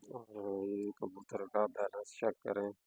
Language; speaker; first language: Hindi; non-native, local second language; Punjabi